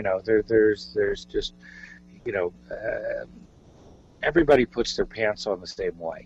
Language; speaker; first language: English; native; English